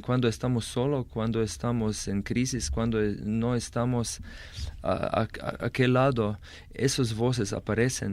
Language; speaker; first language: Spanish; non-native, fluent; Slovenian